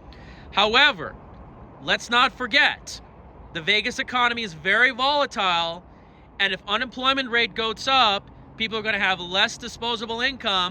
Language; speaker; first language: English; native; English